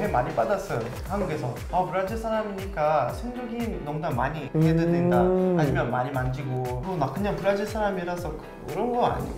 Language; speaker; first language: Korean; non-native, fluent; Portuguese